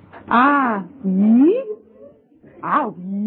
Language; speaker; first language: French; non-native, learner; English